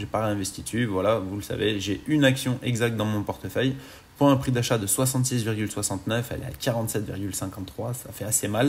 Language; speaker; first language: French; native; French